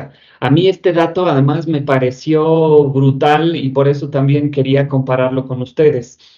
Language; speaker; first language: Spanish; native; Spanish